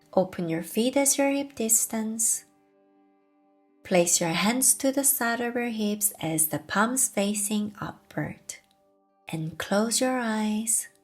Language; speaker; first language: English; non-native, fluent; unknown